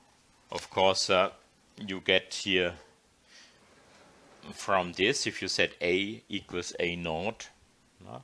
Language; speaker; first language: English; non-native, fluent; German